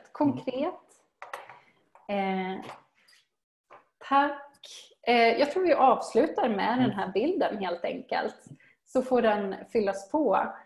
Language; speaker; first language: Swedish; native; Swedish